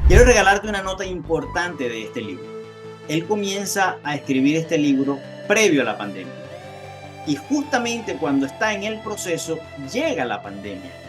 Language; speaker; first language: Spanish; native; Spanish